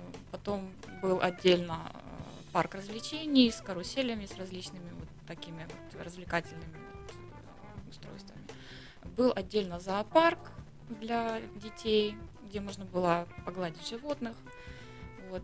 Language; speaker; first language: Russian; native; Russian